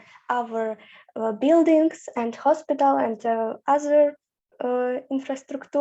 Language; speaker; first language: English; non-native, learner; Ukrainian